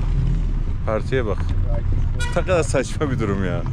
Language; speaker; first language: Turkish; native; Turkish